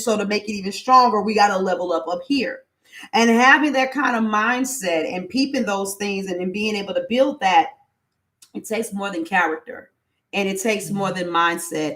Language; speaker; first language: English; native; English